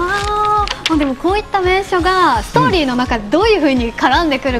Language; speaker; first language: Japanese; native; Japanese